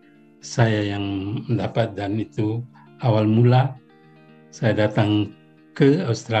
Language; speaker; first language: Indonesian; non-native, local second language; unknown